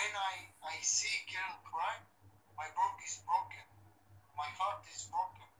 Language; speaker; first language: English; non-native, learner; Romany